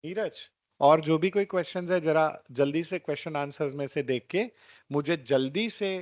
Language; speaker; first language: Hindi; non-native, local second language; Gujarati